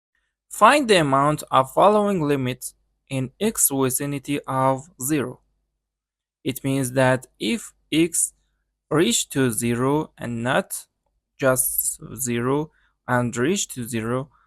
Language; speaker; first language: English; non-native, learner; Persian